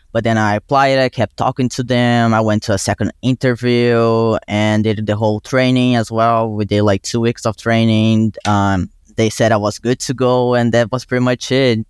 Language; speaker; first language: English; non-native, fluent; Portuguese